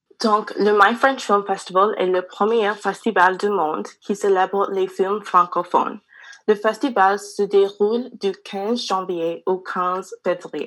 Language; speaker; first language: French; non-native, learner; English